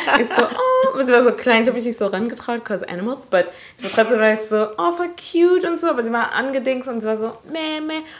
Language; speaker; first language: German; early bilingual, other home language; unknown